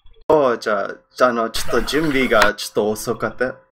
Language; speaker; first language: Japanese; non-native, learner; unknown